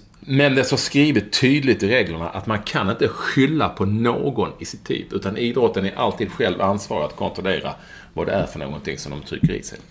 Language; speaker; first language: Swedish; native; Swedish